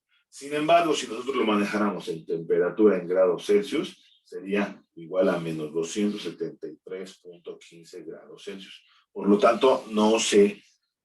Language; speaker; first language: Spanish; native; Spanish